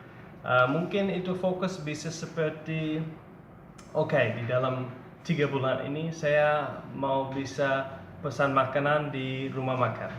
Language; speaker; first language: Indonesian; non-native, fluent; English